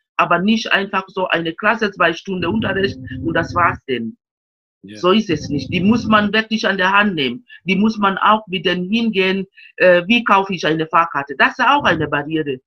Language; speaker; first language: German; non-native, fluent; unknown